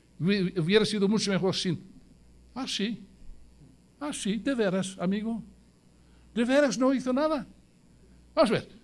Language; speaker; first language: Spanish; non-native, fluent; English